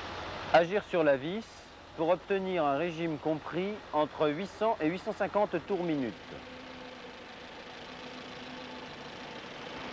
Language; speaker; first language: French; native; French